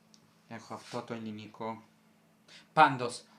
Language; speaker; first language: Greek; non-native, fluent; Italian